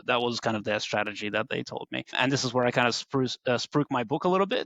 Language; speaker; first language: English; native; English